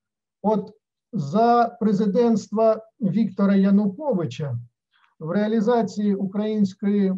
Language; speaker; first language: Ukrainian; native; Ukrainian